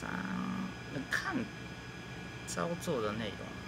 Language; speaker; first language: Chinese; non-native, learner; Japanese